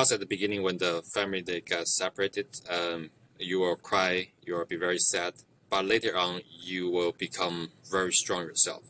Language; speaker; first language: English; non-native, fluent; Chinese